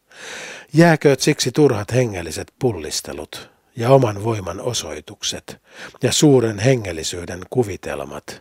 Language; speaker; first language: Finnish; native; Finnish